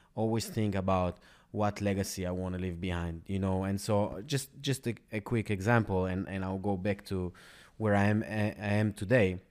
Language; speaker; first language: English; non-native, fluent; Hebrew